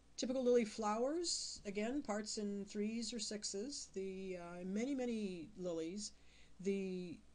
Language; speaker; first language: English; native; English